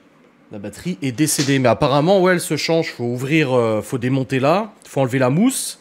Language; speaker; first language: French; native; French